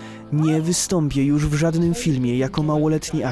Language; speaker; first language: Polish; native; Polish